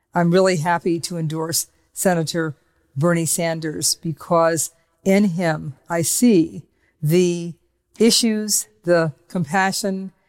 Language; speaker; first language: English; native; English